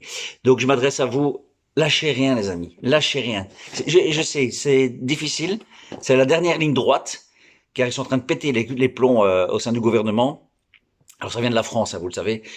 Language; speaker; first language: French; native; French